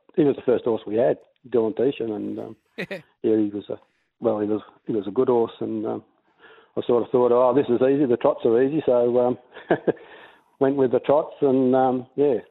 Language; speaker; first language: English; native; English